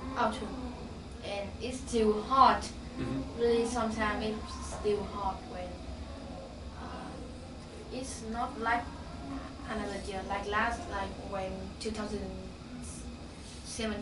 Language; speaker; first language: English; non-native, learner; Vietnamese